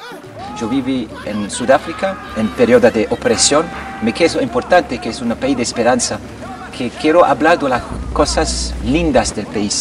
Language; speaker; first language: Spanish; non-native, learner; French